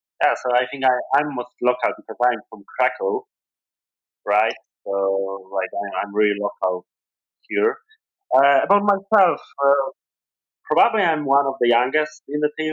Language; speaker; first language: English; non-native, fluent; Polish